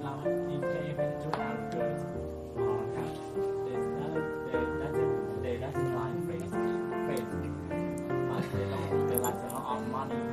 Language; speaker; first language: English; non-native, learner; Vietnamese